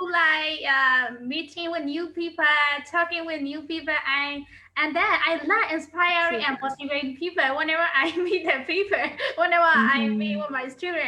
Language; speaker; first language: English; non-native, learner; Burmese